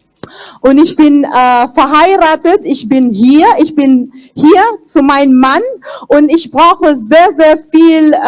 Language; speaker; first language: German; non-native, fluent; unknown